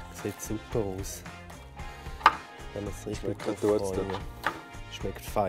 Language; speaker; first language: German; native; German